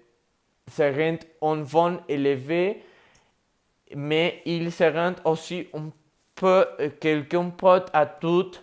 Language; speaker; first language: French; non-native, learner; Spanish